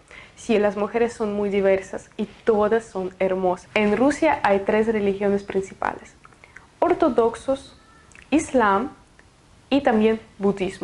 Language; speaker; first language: Spanish; non-native, fluent; Russian